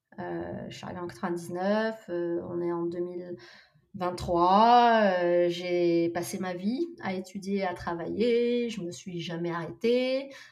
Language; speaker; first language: French; non-native, local second language; Arabic